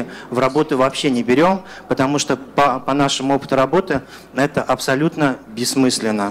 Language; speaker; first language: Russian; native; Russian